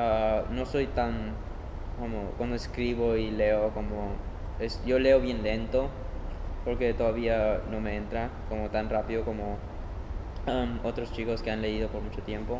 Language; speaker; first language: Spanish; early bilingual, heritage; Spanish